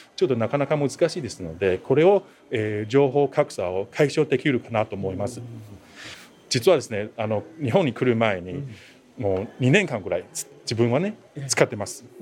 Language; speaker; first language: Japanese; non-native, fluent; Chinese